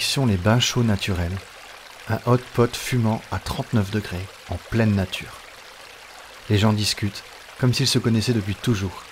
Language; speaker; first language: French; native; French